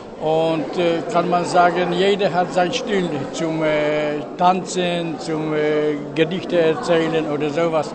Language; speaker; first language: German; non-native, local second language; Polish